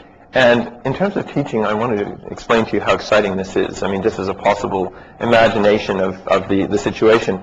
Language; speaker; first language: English; native; English